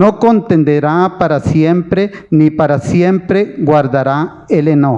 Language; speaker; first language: Spanish; native; Spanish